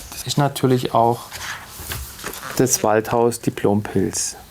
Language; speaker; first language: German; native; German